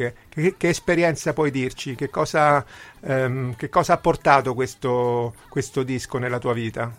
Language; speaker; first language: Italian; native; Italian